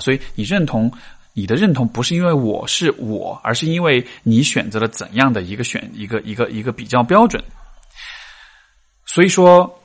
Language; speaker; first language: Chinese; native; Chinese